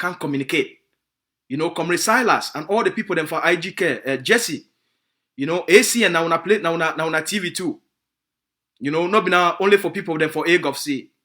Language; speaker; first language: Nigerian Pidgin; native; Nigerian Pidgin